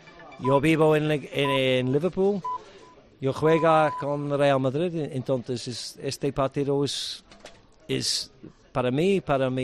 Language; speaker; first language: Spanish; non-native, learner; English